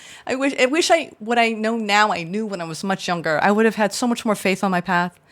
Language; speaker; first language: English; native; English